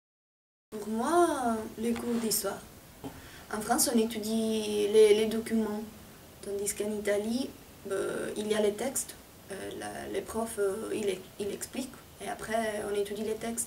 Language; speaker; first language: French; non-native, fluent; Italian